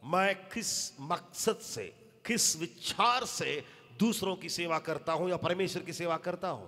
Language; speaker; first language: Hindi; non-native, local second language; Tamil